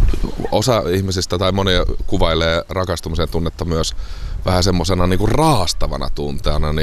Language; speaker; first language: Finnish; native; Finnish